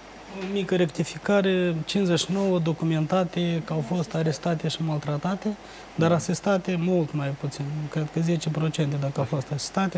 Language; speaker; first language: Romanian; native; Romanian